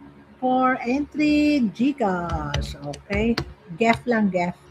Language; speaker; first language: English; non-native, local second language; Filipino